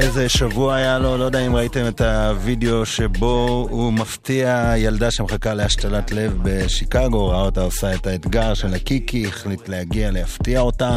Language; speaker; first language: Hebrew; native; Hebrew